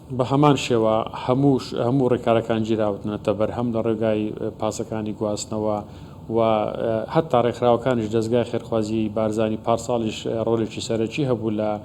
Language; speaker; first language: Central Kurdish; native; Central Kurdish